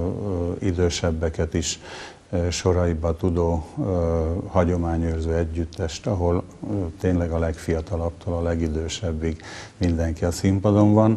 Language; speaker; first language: Hungarian; native; Hungarian